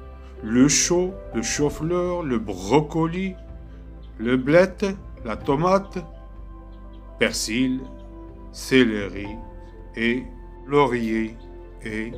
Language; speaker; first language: French; non-native, local second language; Arabic